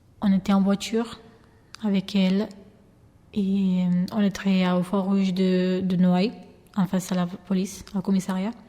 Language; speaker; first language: French; early bilingual, other home language; Albanian